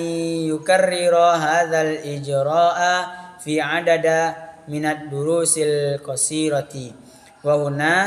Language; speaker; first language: Arabic; non-native, learner; Indonesian